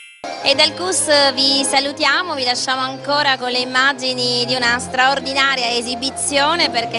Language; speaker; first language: Italian; native; Italian